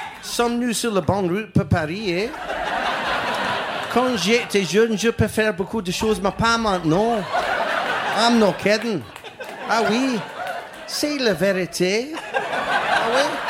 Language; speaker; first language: French; non-native, learner; English